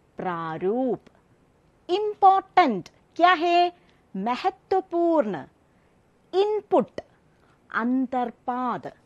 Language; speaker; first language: Hindi; non-native, local second language; Malayalam